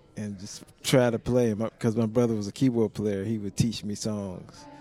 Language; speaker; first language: English; native; English